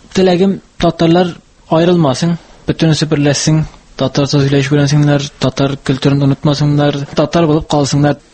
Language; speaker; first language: Tatar; early bilingual, heritage; Tatar